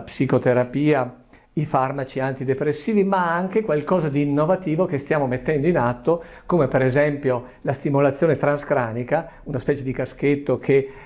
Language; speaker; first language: Italian; native; Italian